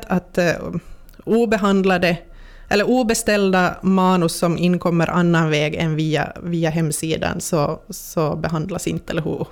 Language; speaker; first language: Swedish; native; Swedish